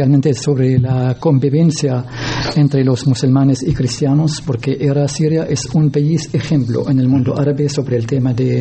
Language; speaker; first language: Spanish; non-native, learner; Arabic